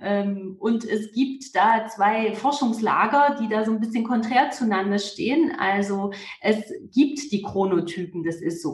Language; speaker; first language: German; native; German